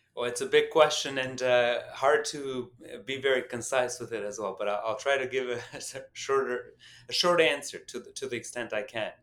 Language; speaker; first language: English; non-native, fluent; Albanian